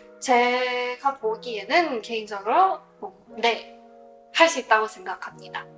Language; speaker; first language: Korean; non-native, fluent; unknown